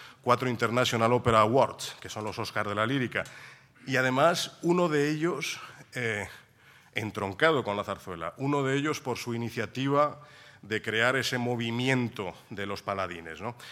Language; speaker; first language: Spanish; native; Spanish